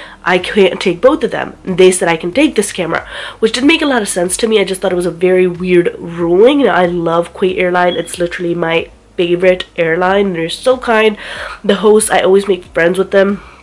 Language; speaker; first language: English; early bilingual, other home language; Hindi